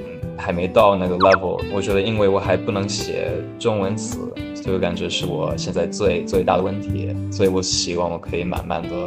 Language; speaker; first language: Chinese; non-native, fluent; English